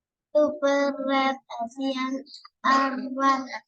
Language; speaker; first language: English; non-native, learner; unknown